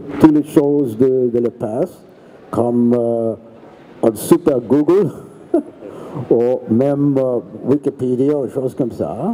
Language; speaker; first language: French; non-native, learner; English